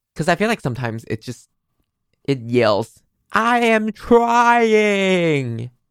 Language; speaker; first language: English; non-native, fluent; Chinese